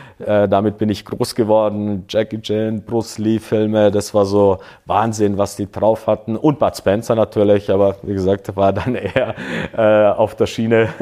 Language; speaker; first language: German; early bilingual, other home language; Croatian